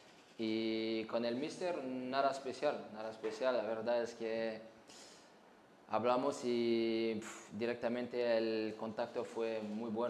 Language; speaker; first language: Spanish; non-native, fluent; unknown